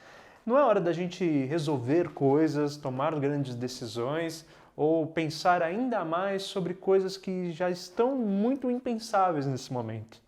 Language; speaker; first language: Portuguese; native; Portuguese